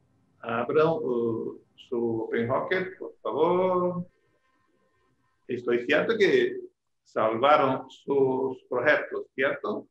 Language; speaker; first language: Portuguese; non-native, learner; Spanish